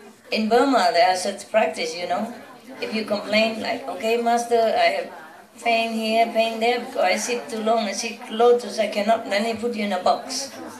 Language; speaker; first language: English; non-native, fluent; Vietnamese